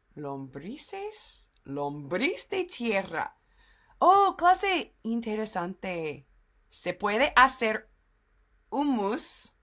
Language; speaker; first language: Spanish; non-native, fluent; English